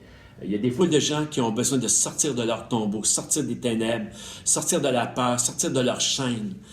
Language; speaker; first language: French; native; French